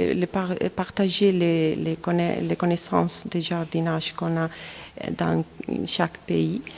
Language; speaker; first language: French; non-native, fluent; Spanish